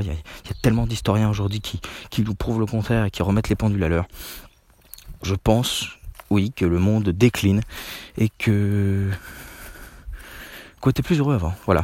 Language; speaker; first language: French; native; French